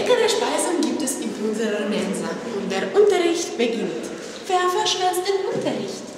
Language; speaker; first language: German; non-native, learner; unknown